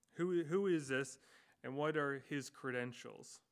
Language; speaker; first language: English; native; English